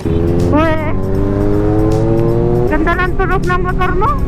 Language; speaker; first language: Filipino; native; Filipino